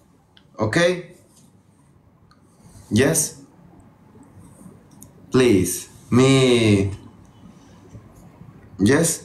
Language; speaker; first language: English; non-native, learner; Spanish